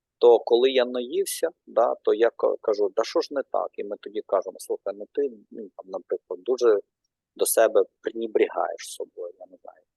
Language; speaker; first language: Ukrainian; non-native, local second language; Russian